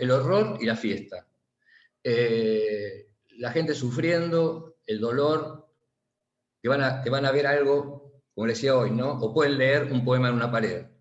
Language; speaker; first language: Spanish; native; Spanish